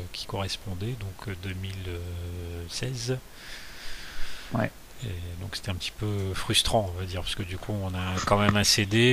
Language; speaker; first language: French; native; French